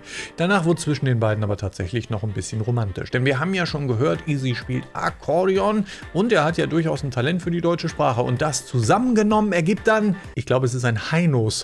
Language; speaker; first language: German; native; German